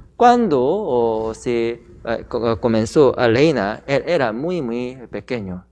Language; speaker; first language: Spanish; non-native, learner; Korean